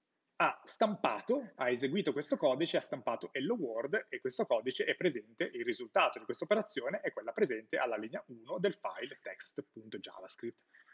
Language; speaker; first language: Italian; native; Italian